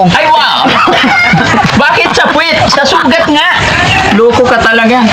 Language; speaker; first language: Filipino; native; Filipino